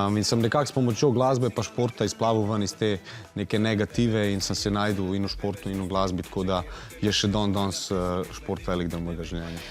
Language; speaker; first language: Slovenian; early bilingual, other home language; Serbian